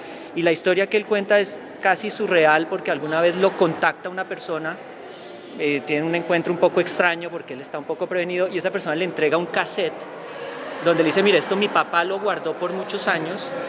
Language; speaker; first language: Spanish; native; Spanish